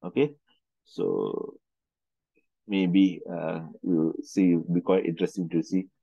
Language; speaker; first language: English; non-native, local second language; Malay